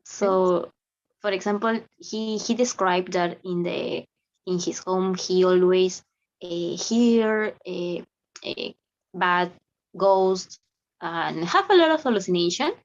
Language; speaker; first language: English; non-native, learner; Spanish